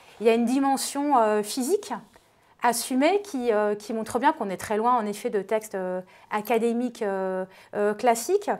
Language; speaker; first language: French; native; French